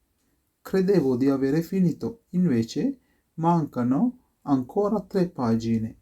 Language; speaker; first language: Italian; non-native, fluent; Sinhala